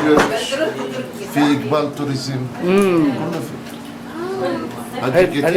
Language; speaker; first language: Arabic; non-native, learner; Turkish